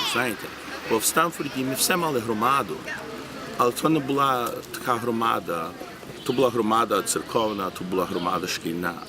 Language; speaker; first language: Ukrainian; early bilingual, heritage; Ukrainian